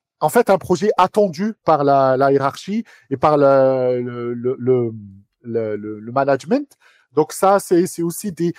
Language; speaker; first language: French; non-native, local second language; Arabic